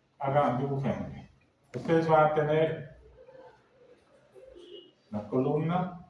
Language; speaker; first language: Spanish; native; Spanish